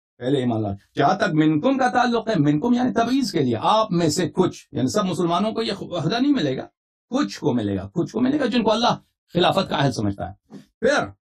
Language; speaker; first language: Urdu; non-native, fluent; Persian